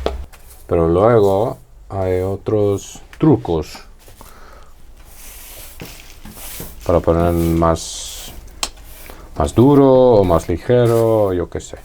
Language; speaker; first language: Spanish; non-native, fluent; English